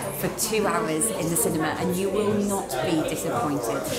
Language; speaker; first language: English; native; English